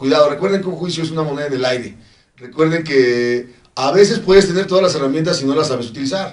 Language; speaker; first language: Spanish; native; Spanish